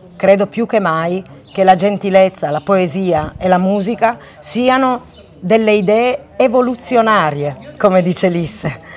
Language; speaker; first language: Italian; non-native, local second language; Occitan